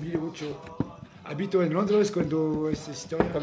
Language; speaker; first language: Spanish; non-native, learner; French